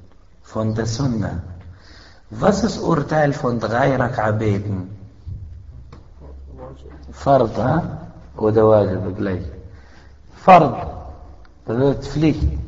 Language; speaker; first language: German; non-native, fluent; Arabic